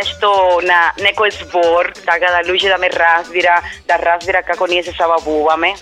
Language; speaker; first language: Macedonian; non-native, learner; Spanish